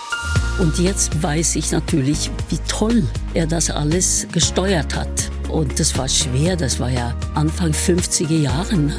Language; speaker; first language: German; non-native, fluent; Norwegian